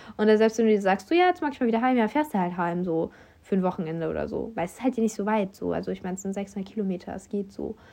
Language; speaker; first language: German; native; German